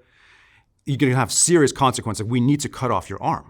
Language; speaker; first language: English; native; English